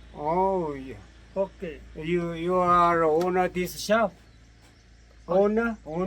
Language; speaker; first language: English; non-native, learner; Korean